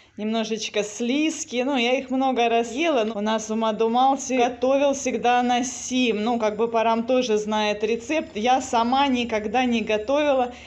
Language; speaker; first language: Russian; native; Russian